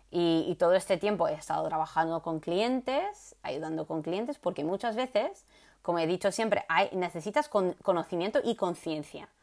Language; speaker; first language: Spanish; non-native, fluent; English